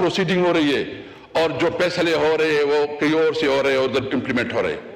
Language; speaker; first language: Urdu; non-native, local second language; Pashto